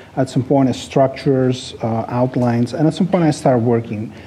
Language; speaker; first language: English; non-native, fluent; Spanish